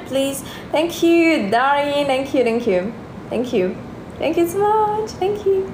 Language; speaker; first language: English; non-native, learner; Russian